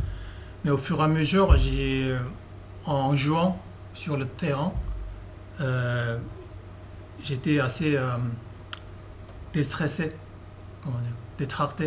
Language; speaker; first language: French; non-native, learner; Korean